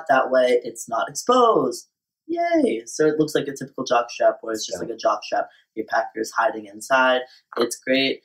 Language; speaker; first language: English; native; English